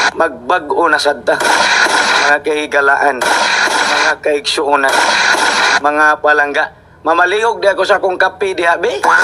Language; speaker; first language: Cebuano; native; Cebuano